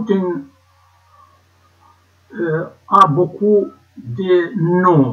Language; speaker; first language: French; non-native, learner; Ukrainian